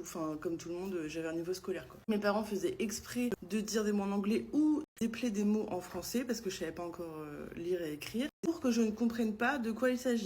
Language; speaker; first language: French; native; French